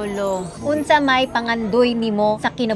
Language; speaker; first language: Cebuano; non-native, learner; Filipino